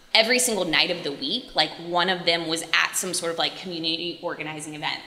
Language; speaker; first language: English; native; English